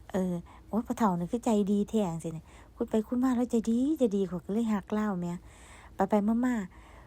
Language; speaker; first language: Thai; native; Thai